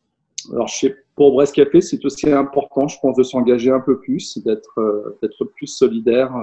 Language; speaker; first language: French; native; French